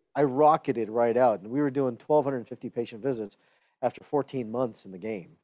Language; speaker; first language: English; early bilingual, other home language; Hindi